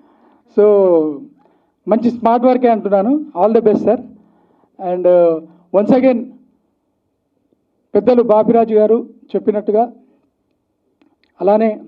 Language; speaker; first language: Telugu; native; Telugu